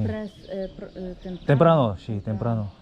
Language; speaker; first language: Spanish; non-native, learner; Korean